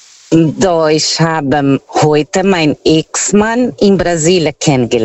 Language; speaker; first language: German; non-native, fluent; Portuguese